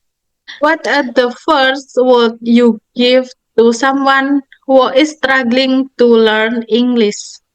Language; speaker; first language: English; non-native, learner; Indonesian